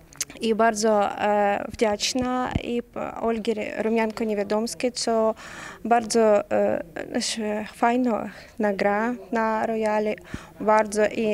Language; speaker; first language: Polish; non-native, learner; Ukrainian